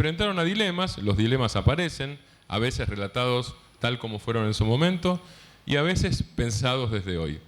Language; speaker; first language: Spanish; native; Spanish